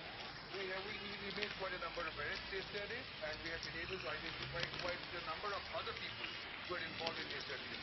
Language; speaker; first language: English; non-native, local second language; Bangla